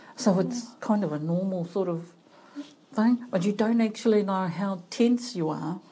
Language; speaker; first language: English; native; English